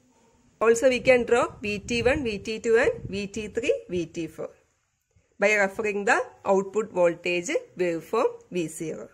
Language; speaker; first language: English; non-native, local second language; Malayalam